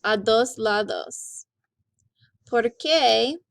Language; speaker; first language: Spanish; non-native, learner; English